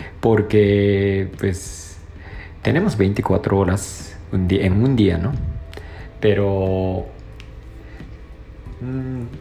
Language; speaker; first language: Spanish; non-native, learner; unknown